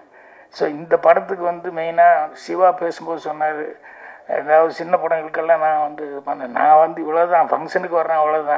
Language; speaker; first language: Tamil; native; Tamil